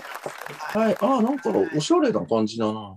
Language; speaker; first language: Japanese; native; Japanese